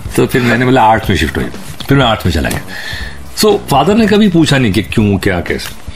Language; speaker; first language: Hindi; native; Hindi